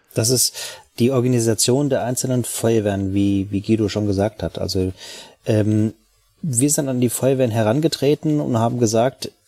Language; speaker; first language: German; native; German